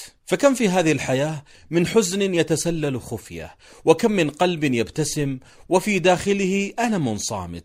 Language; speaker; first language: Arabic; native; Arabic